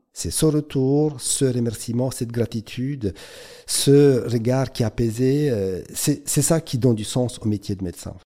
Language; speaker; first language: French; non-native, fluent; Romanian